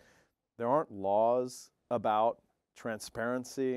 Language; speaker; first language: English; native; English